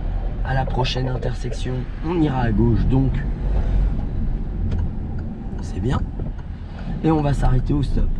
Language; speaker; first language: French; native; French